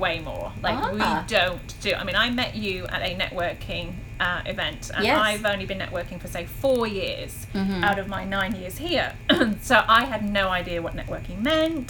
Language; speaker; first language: English; native; English